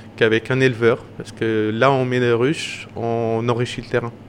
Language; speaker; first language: French; non-native, fluent; Portuguese